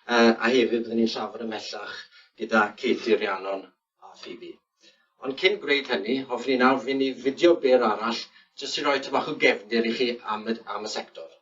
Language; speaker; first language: Welsh; native; Welsh